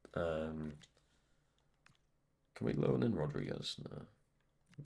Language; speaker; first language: English; native; English